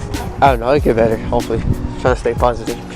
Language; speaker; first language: English; native; English